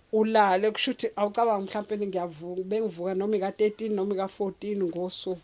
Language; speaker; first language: Zulu; native; Zulu